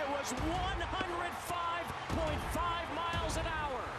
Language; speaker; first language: English; native; English